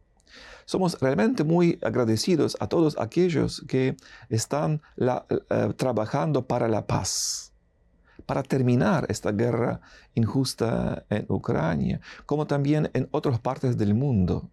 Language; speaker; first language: Spanish; non-native, fluent; Ukrainian